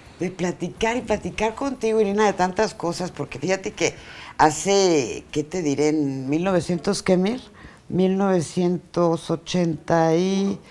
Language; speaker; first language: Spanish; native; Spanish